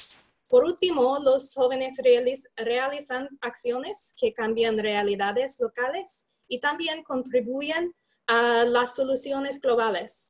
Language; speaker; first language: Spanish; non-native, fluent; English